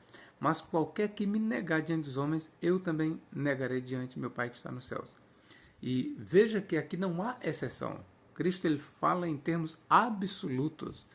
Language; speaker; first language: Portuguese; native; Portuguese